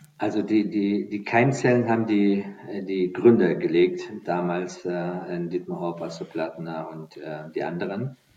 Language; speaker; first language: German; non-native, fluent; Persian